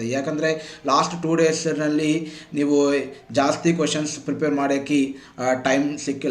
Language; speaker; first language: Kannada; non-native, fluent; Telugu